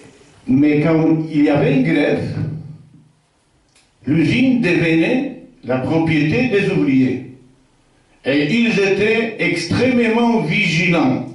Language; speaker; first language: French; non-native, fluent; Polish